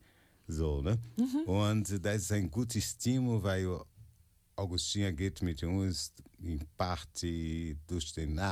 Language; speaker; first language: German; non-native, fluent; Portuguese